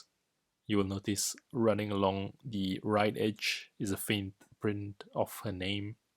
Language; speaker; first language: English; native; English